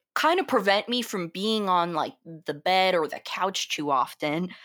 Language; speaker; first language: English; early bilingual, other home language; Italian